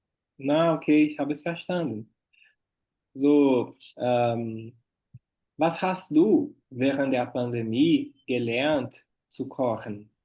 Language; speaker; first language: German; non-native, fluent; Portuguese